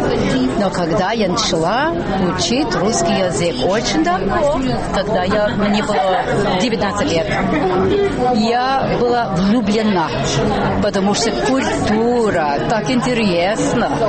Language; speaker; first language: Russian; non-native, fluent; English